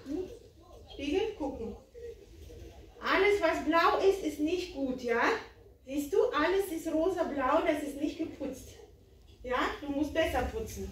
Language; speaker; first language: German; native; German